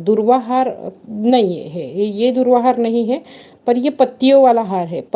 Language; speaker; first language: Hindi; non-native, local second language; Marathi